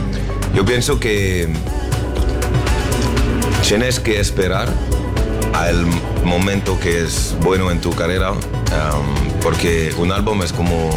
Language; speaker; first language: Spanish; non-native, learner; French